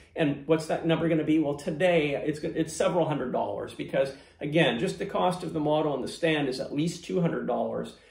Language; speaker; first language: English; native; English